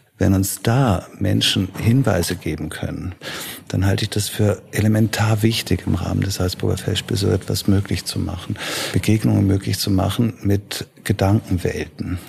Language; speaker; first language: German; native; German